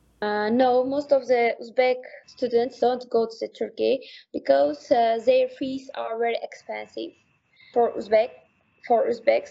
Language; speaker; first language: English; non-native, learner; Uzbek